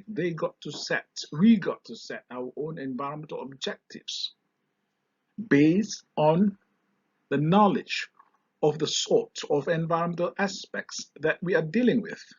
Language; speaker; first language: English; non-native, local second language; Malay